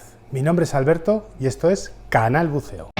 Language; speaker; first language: Spanish; native; Spanish